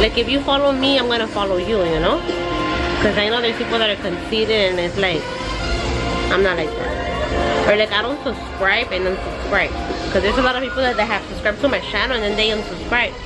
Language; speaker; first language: English; early bilingual, other home language; Spanish